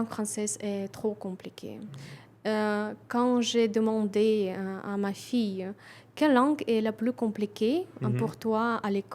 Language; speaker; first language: French; non-native, fluent; Russian